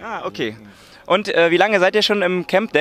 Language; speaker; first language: German; native; German